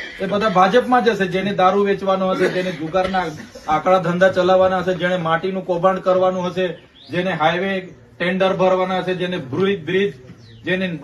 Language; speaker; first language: Gujarati; non-native, local second language; Vasavi